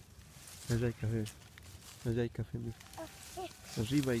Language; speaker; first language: Spanish; native; Spanish